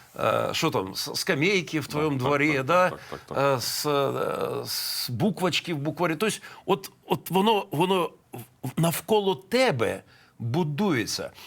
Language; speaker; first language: Ukrainian; native; Ukrainian